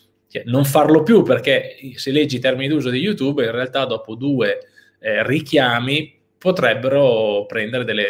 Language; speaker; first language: Italian; native; Italian